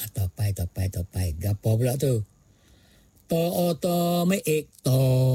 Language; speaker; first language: Thai; non-native, local second language; Pattani Malay